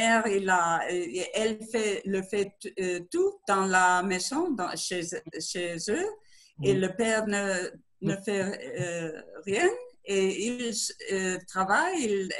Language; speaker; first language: French; non-native, learner; Spanish